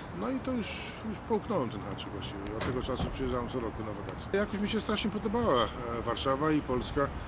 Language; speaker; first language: Polish; early bilingual, heritage; Polish